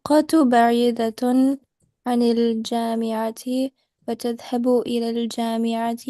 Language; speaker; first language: Arabic; non-native, learner; English